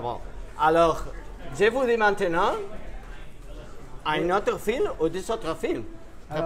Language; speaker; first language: French; non-native, fluent; Spanish